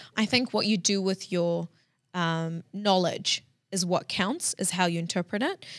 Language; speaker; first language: English; early bilingual, other home language; Hindi